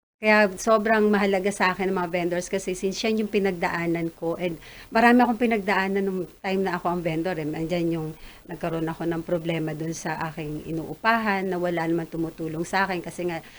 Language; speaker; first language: Filipino; non-native, local second language; Masbatenyo